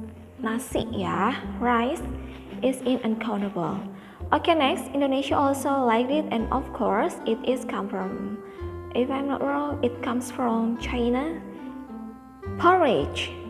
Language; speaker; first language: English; non-native, fluent; Indonesian